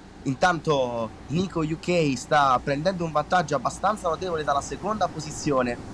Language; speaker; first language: Italian; native; Italian